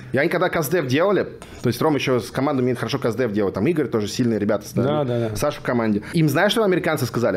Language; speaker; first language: Russian; native; Russian